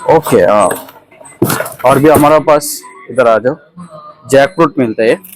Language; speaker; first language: Hindi; non-native, fluent; Malayalam